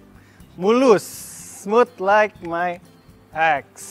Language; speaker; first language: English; non-native, fluent; Indonesian